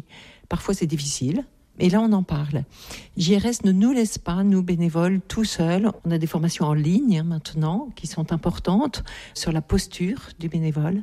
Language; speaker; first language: French; native; French